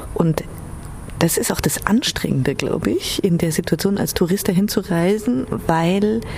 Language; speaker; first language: German; early bilingual, heritage; German